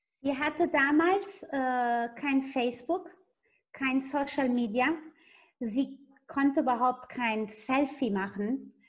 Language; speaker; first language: German; non-native, fluent; Italian